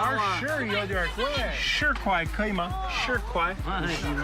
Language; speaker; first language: Chinese; non-native, learner; English